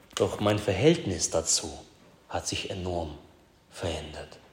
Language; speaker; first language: German; early bilingual, other home language; Russian